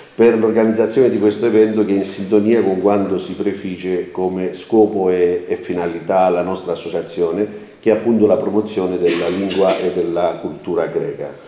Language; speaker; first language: Italian; non-native, fluent; Greek